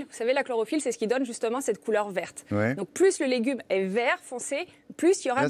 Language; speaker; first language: French; native; French